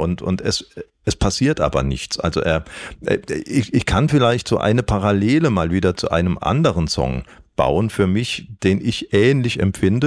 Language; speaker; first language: German; native; German